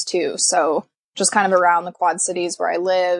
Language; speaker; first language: English; native; English